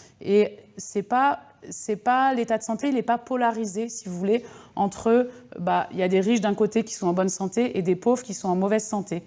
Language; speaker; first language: French; native; French